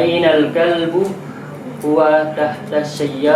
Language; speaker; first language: Arabic; non-native, learner; Indonesian